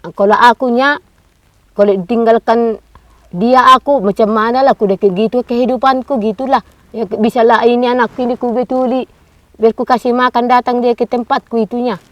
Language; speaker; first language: Indonesian; non-native, local second language; Batak Toba